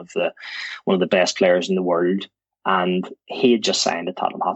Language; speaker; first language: English; native; English